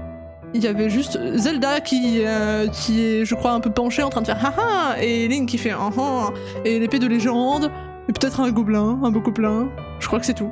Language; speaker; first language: French; native; French